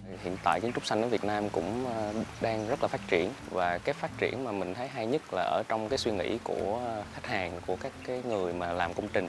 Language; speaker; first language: Vietnamese; native; Vietnamese